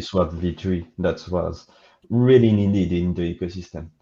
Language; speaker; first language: English; non-native, fluent; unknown